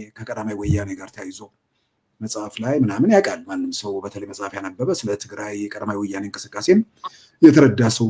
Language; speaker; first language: Amharic; native; Amharic